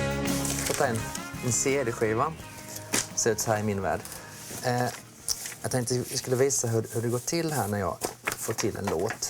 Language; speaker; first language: Swedish; native; Swedish